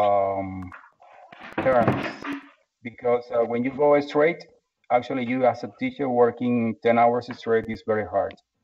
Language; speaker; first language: English; non-native, learner; Spanish